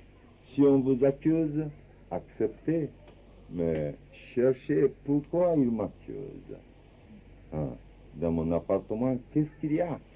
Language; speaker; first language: French; non-native, fluent; Japanese